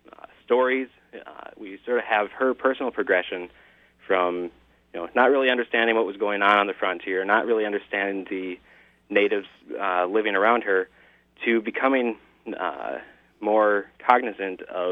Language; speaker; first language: English; native; English